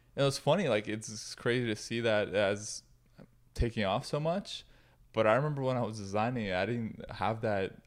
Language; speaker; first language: English; native; English